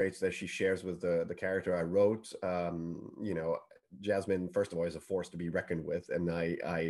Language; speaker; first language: English; non-native, fluent; French